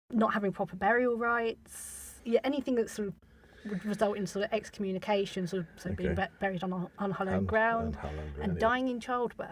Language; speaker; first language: English; native; English